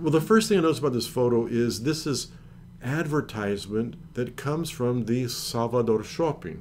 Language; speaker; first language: English; native; English